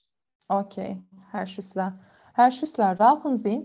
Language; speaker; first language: German; non-native, learner; Turkish